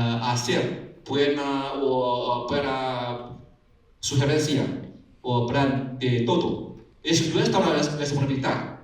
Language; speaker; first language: Spanish; non-native, learner; Chinese